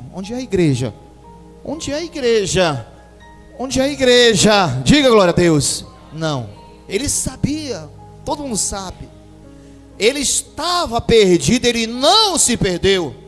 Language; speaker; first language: Portuguese; native; Portuguese